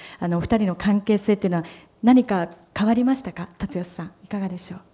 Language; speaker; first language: Japanese; native; Japanese